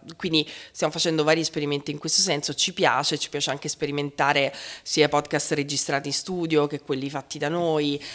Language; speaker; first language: Italian; native; Italian